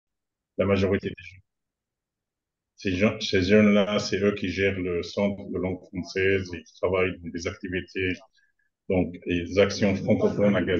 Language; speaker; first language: French; non-native, fluent; Arabic